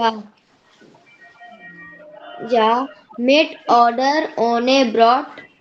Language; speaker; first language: German; non-native, learner; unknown